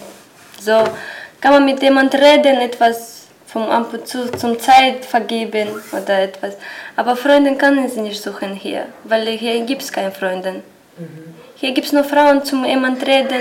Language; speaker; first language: German; non-native, learner; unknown